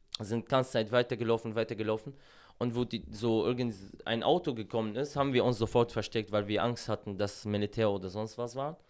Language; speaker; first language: German; non-native, fluent; Arabic